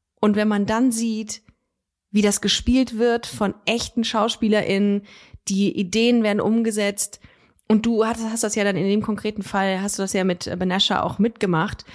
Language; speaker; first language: German; native; German